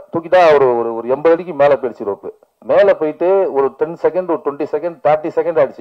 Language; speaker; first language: Tamil; native; Tamil